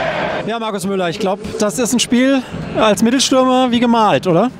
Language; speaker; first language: German; native; German